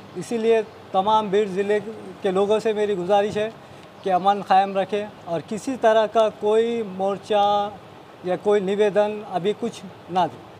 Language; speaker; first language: Hindi; non-native, local second language; Urdu